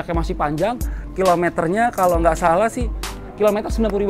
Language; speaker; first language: Indonesian; native; Indonesian